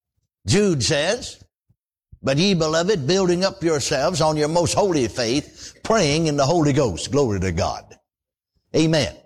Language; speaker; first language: English; native; English